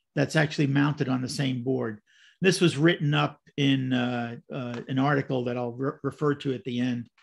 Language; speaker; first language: English; native; English